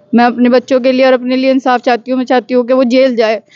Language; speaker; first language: Hindi; native; Hindi